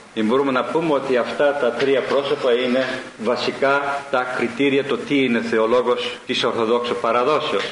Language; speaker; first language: Greek; early bilingual, heritage; Greek